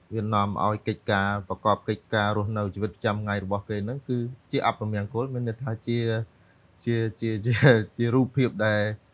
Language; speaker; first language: Khmer; native; Khmer